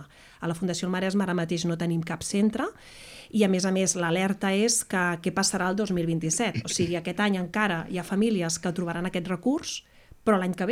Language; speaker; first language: Catalan; native; Catalan